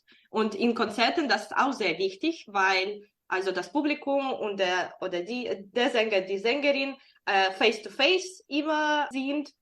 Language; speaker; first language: German; non-native, fluent; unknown